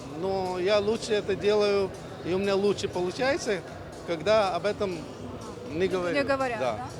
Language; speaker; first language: Russian; non-native, fluent; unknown